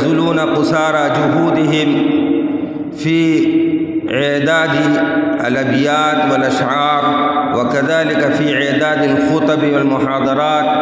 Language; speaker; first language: Arabic; non-native, fluent; Urdu